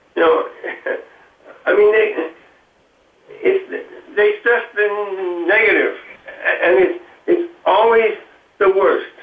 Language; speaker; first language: English; native; English